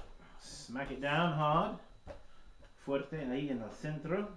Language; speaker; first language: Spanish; non-native, learner; English